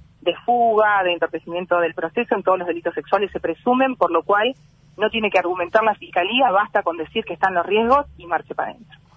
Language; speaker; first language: Spanish; native; Spanish